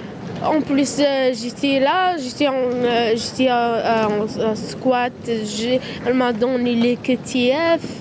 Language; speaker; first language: French; non-native, learner; Arabic